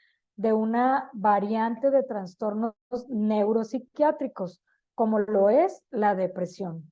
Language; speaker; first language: Spanish; native; Spanish